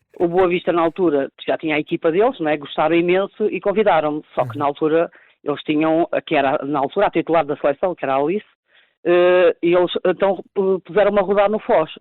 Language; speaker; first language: Portuguese; native; Portuguese